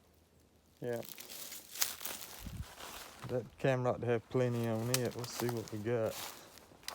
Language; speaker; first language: English; native; English